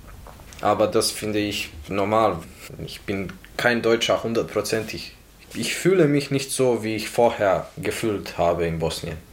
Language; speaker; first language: German; non-native, learner; Bosnian